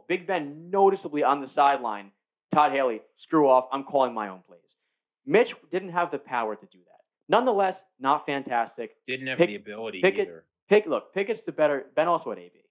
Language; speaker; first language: English; native; English